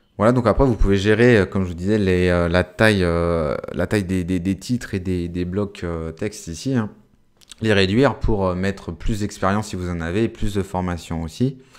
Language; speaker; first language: French; native; French